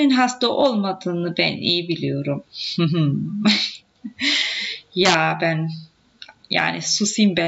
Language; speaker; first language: Turkish; native; Turkish